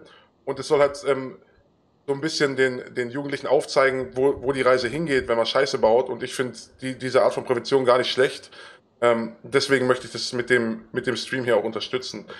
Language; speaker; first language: German; native; German